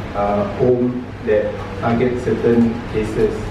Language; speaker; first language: English; non-native, local second language; Malay